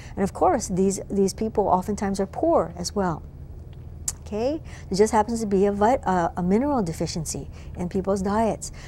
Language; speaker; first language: English; native; English